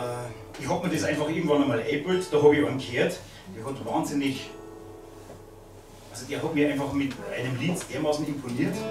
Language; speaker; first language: German; native; German